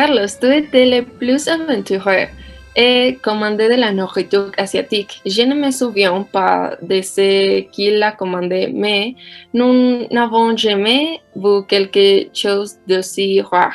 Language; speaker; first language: French; non-native, learner; Spanish